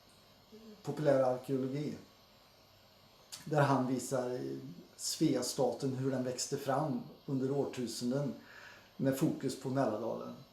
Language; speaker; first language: Swedish; native; Swedish